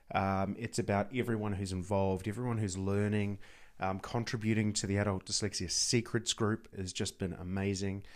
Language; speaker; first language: English; native; English